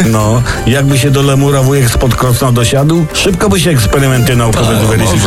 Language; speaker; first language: Polish; native; Polish